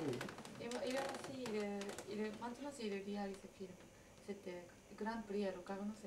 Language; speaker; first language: French; non-native, learner; Japanese